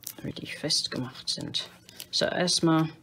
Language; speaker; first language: German; non-native, fluent; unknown